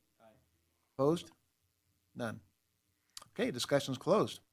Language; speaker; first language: English; native; English